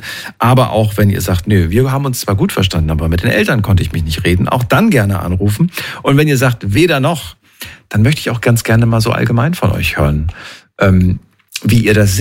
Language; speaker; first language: German; native; German